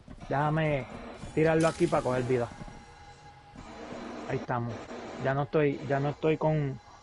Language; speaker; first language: Spanish; native; Spanish